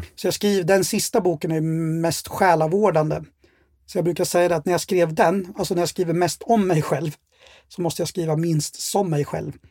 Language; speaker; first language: Swedish; native; Swedish